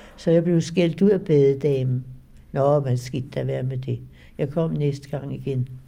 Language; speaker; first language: Danish; native; Danish